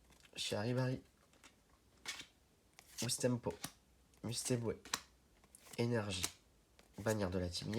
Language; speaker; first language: French; native; French